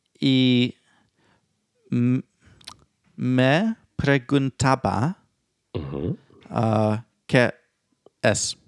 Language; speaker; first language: Spanish; non-native, learner; English